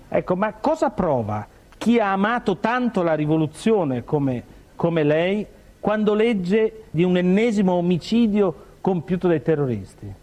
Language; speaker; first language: Italian; native; Italian